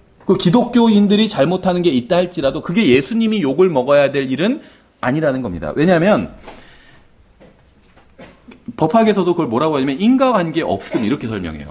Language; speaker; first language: Korean; native; Korean